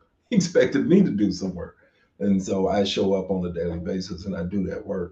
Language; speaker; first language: English; native; English